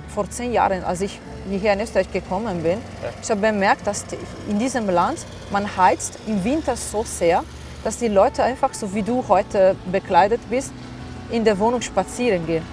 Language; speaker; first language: German; non-native, fluent; Italian